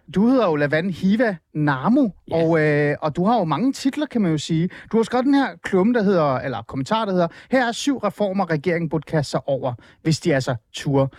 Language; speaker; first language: Danish; early bilingual, other home language; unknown